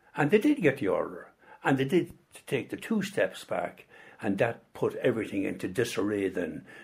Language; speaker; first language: English; native; English